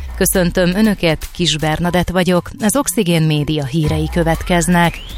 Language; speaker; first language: Hungarian; native; Hungarian